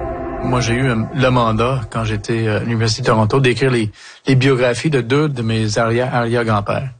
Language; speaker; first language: French; native; French